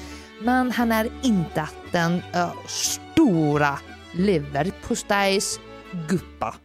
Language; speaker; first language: Swedish; non-native, learner; Danish